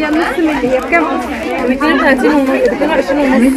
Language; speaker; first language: Arabic; native; Arabic